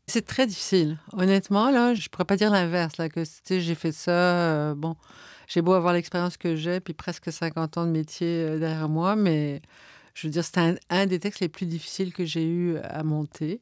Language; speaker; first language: French; native; French